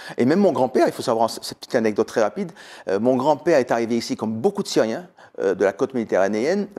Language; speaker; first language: French; native; French